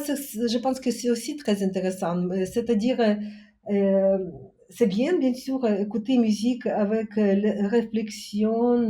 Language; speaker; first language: French; non-native, fluent; Ukrainian